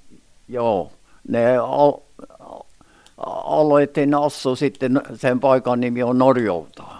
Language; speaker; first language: Finnish; early bilingual, heritage; Finnish